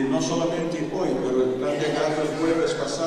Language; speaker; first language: Spanish; native; Spanish